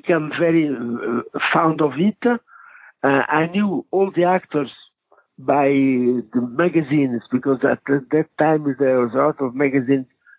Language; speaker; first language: English; non-native, fluent; Portuguese